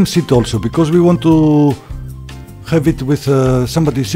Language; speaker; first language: English; non-native, learner; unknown